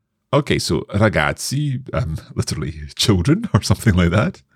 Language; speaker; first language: English; native; English